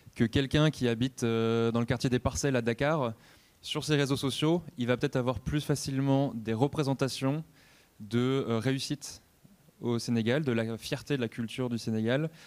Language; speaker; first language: French; non-native, fluent; Portuguese